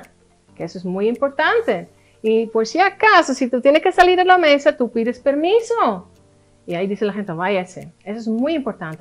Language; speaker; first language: Spanish; non-native, fluent; Dutch